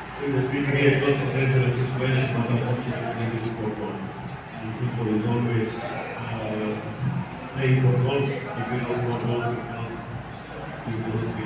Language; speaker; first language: English; non-native, fluent; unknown